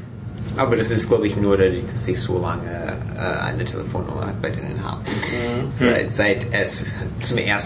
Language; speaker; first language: German; non-native, fluent; English